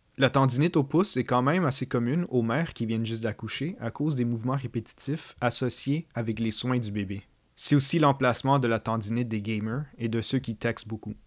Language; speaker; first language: French; native; French